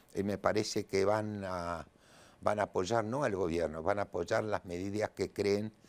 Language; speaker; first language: Spanish; native; Spanish